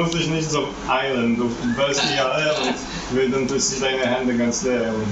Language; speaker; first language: German; non-native, fluent; Polish